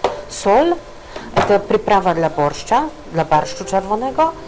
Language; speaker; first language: Russian; non-native, fluent; Polish